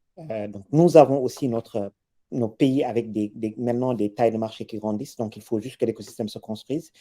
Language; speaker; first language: French; non-native, local second language; Wolof